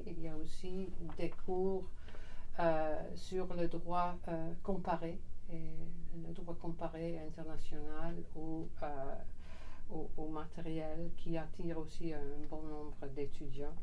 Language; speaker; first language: French; non-native, fluent; Dutch